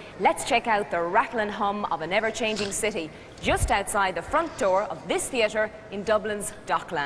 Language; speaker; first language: English; native; English